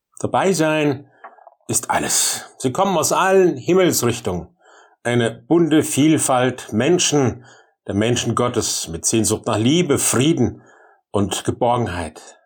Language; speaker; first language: German; native; German